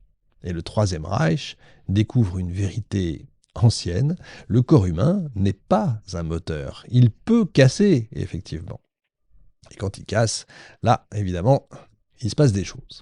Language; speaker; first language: French; native; French